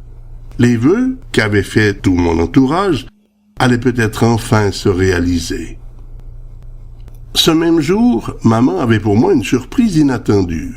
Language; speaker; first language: French; native; French